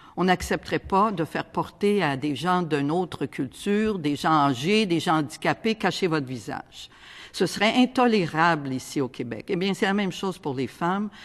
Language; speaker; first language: French; native; French